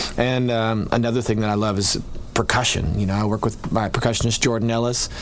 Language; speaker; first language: English; native; English